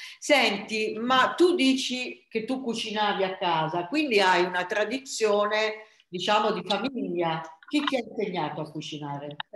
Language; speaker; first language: Italian; native; Italian